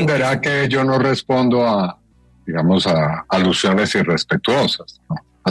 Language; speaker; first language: Spanish; native; Spanish